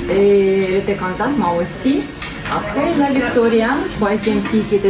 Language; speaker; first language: French; non-native, learner; Russian